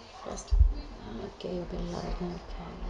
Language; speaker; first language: English; non-native, local second language; Greek